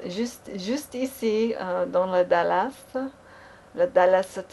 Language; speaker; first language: French; non-native, learner; English